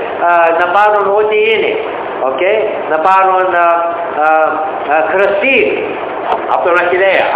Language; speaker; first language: Greek; early bilingual, heritage; Greek